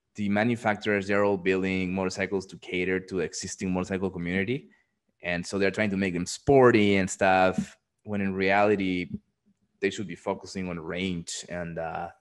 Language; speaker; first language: English; non-native, fluent; Spanish